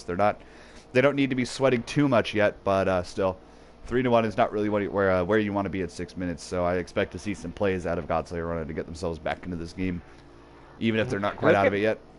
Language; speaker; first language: English; native; English